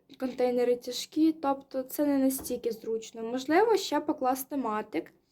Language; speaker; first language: Ukrainian; non-native, local second language; Russian